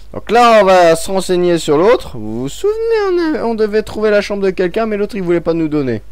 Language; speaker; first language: French; native; French